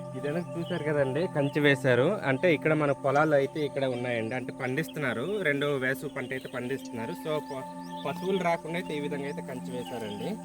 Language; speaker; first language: Telugu; non-native, local second language; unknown